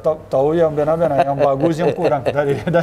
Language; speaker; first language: Indonesian; non-native, fluent; Portuguese